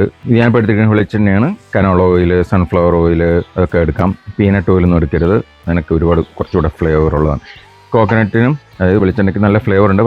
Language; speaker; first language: Malayalam; native; Malayalam